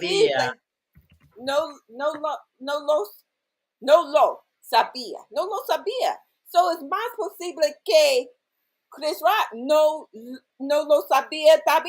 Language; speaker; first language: Spanish; non-native, learner; English